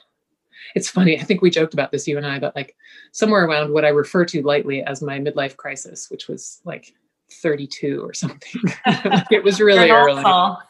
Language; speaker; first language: English; native; English